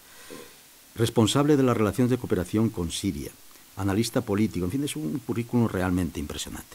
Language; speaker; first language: Spanish; native; Spanish